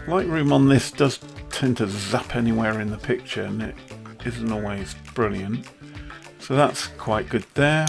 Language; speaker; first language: English; native; English